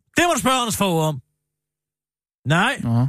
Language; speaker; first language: Danish; native; Danish